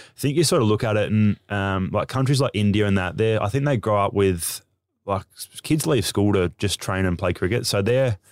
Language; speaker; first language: English; native; English